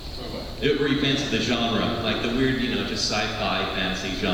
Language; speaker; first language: English; native; English